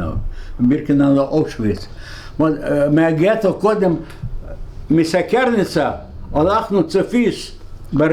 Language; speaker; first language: Hebrew; non-native, fluent; Yiddish